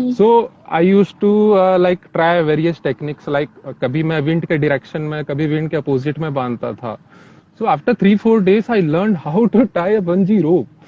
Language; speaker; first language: Hindi; native; Hindi